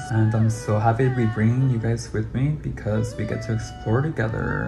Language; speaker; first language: English; native; English